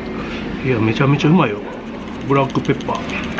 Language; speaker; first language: Japanese; native; Japanese